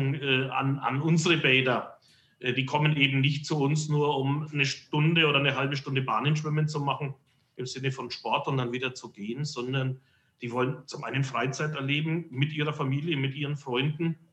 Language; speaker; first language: German; native; German